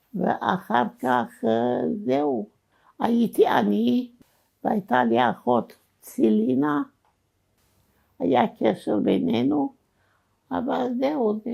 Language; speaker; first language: Hebrew; non-native, fluent; Romanian